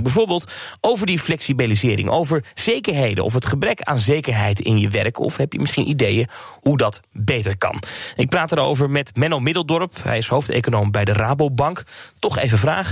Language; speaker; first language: Dutch; native; Dutch